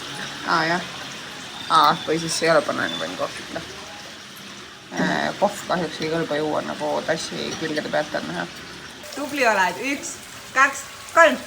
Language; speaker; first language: Estonian; native; Estonian